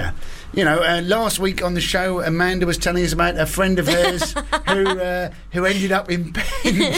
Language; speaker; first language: English; native; English